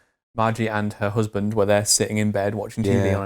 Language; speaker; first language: English; native; English